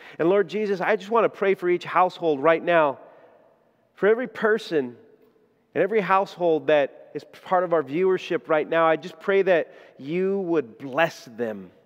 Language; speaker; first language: English; native; English